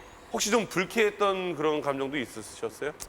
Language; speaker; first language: Korean; native; Korean